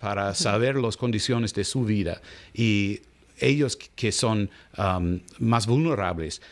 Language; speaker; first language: Spanish; non-native, learner; English